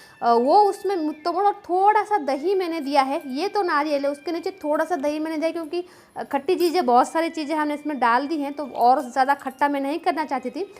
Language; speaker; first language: Hindi; non-native, local second language; Bangla